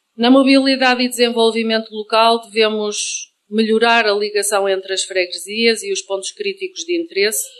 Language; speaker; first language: Portuguese; native; Portuguese